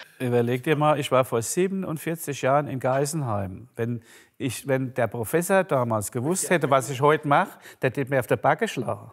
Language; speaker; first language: German; native; German